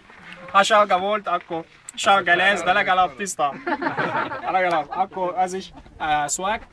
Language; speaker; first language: Hungarian; non-native, learner; Arabic